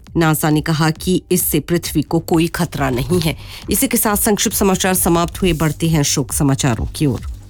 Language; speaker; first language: Hindi; non-native, local second language; Morisyen